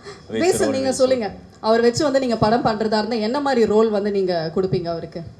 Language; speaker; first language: Tamil; native; Tamil